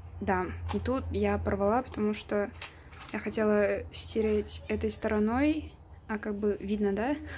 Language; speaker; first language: Russian; non-native, local second language; Uzbek